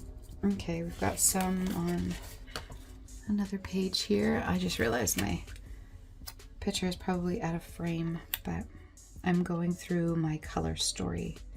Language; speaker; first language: English; native; English